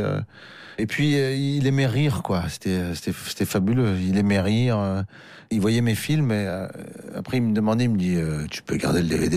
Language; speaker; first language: French; native; French